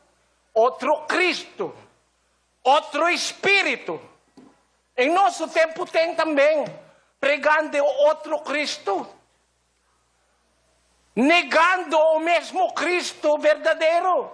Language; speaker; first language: Portuguese; non-native, learner; Filipino